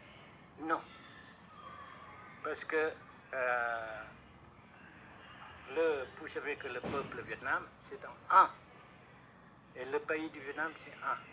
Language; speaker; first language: French; non-native, local second language; Vietnamese